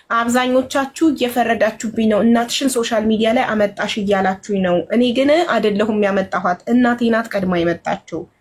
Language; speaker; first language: Amharic; native; Amharic